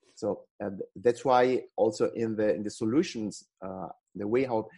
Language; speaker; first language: English; non-native, fluent; Italian